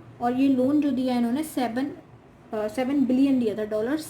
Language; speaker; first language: Hindi; native; Hindi